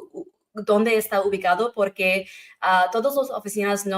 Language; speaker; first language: Spanish; non-native, learner; English